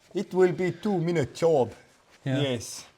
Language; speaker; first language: English; non-native, learner; Estonian